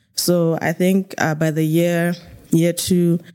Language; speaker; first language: English; non-native, local second language; Tswana